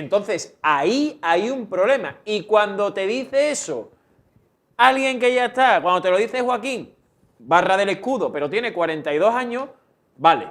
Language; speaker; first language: Spanish; native; Spanish